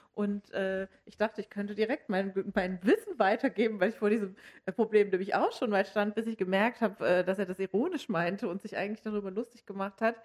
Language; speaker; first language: German; native; German